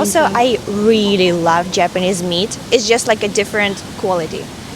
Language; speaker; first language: English; non-native, fluent; Russian